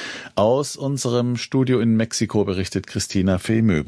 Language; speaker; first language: German; native; German